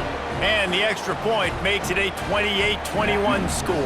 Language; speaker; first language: English; native; English